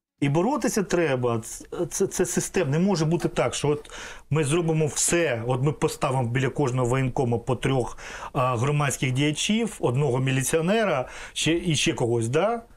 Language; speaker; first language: Ukrainian; non-native, local second language; Russian